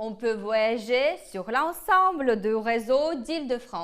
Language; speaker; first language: French; non-native, fluent; Ukrainian